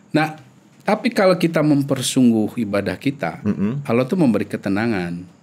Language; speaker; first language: Indonesian; non-native, local second language; Sundanese